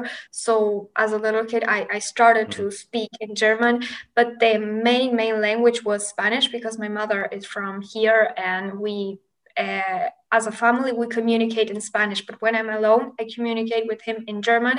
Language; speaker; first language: English; non-native, fluent; Spanish